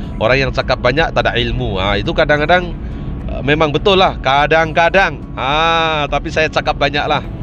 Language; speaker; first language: Indonesian; native; Indonesian